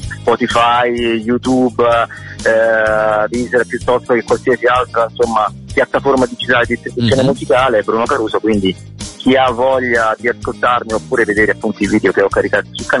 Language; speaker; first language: Italian; native; Italian